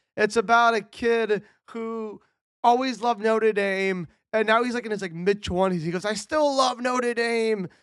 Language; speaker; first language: English; native; English